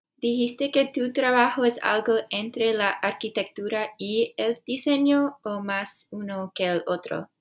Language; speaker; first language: Spanish; early bilingual, heritage; Spanish